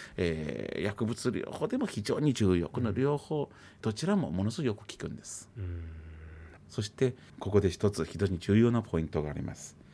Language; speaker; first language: Japanese; native; Japanese